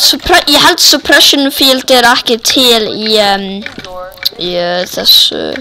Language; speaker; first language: Icelandic; non-native, learner; Danish